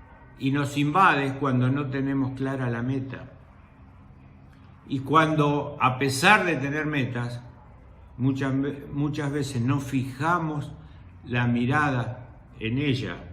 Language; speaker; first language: Spanish; native; Spanish